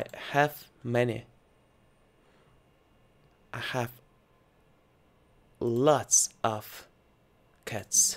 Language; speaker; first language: English; non-native, learner; Russian